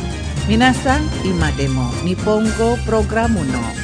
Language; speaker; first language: Japanese; non-native, fluent; Indonesian